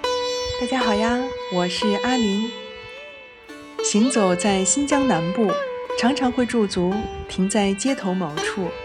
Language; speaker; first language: Chinese; native; Chinese